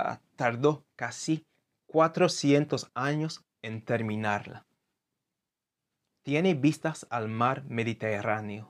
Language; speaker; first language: Spanish; non-native, fluent; English